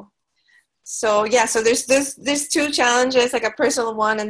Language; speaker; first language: English; non-native, local second language; Filipino